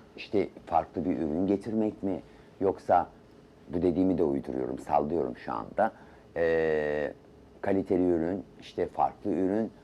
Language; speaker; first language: Turkish; native; Turkish